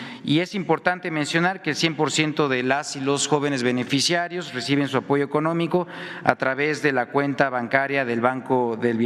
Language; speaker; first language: Spanish; native; Spanish